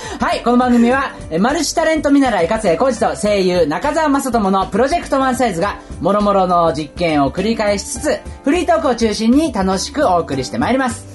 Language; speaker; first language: Japanese; native; Japanese